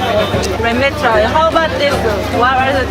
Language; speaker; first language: English; non-native, learner; Korean